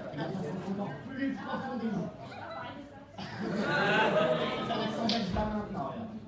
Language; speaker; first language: French; native; French